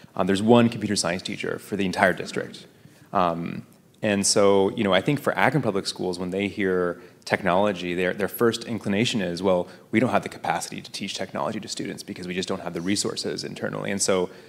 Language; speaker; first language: English; native; English